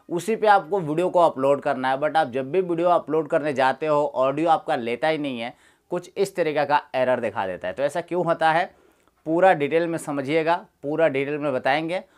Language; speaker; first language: Hindi; native; Hindi